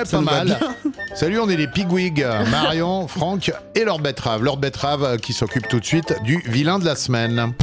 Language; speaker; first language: French; native; French